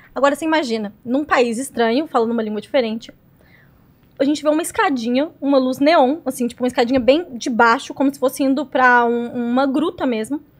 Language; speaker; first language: Portuguese; native; Portuguese